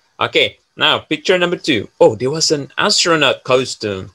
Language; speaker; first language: English; non-native, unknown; Indonesian